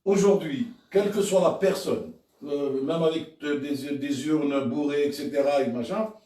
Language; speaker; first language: French; non-native, local second language; Arabic